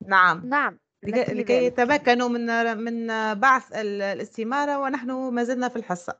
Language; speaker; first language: Arabic; native; Arabic